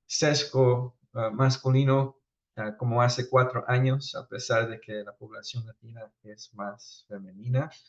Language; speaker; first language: Spanish; early bilingual, heritage; Spanish